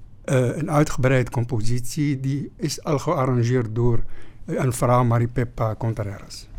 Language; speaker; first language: Dutch; non-native, fluent; Arabic